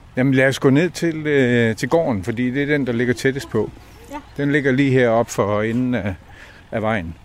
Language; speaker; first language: Danish; native; Danish